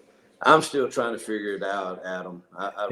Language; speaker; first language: English; native; English